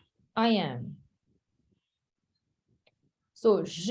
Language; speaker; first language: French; non-native, fluent; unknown